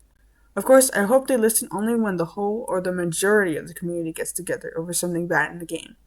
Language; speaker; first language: English; native; English